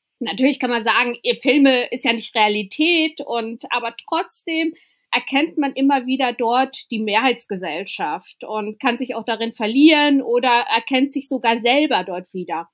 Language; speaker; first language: German; early bilingual, other home language; Albanian